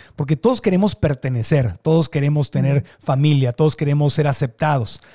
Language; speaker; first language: Spanish; native; Spanish